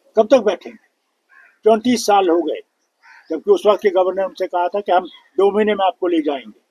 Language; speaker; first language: Urdu; non-native, local second language; Kashmiri